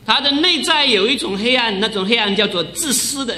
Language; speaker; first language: Chinese; native; Chinese